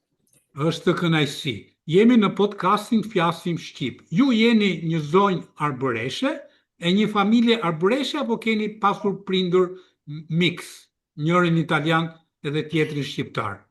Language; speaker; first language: Albanian; native; Albanian